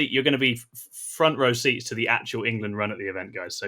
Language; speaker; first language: English; native; English